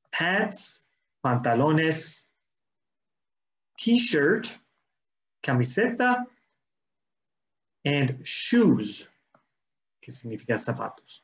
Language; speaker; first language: Spanish; non-native, fluent; English